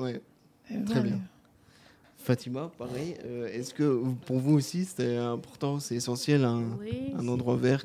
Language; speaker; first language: French; native; French